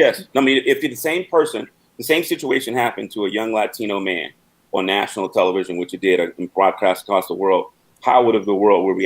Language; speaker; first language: English; native; English